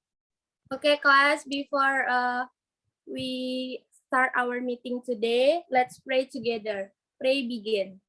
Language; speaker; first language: English; non-native, learner; Indonesian